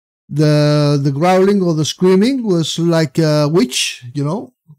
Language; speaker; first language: English; non-native, fluent; Spanish